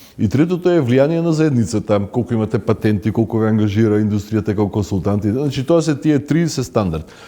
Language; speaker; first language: Macedonian; native; Macedonian